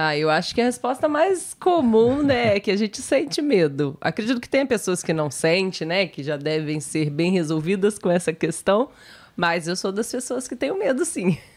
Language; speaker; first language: Portuguese; native; Portuguese